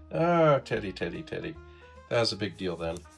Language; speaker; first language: English; native; English